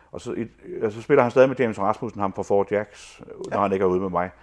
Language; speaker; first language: Danish; native; Danish